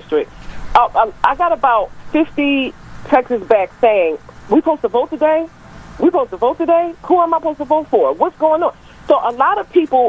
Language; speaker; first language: English; native; English